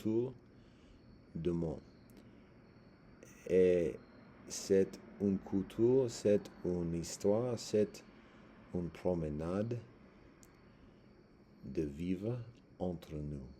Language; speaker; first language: French; non-native, learner; English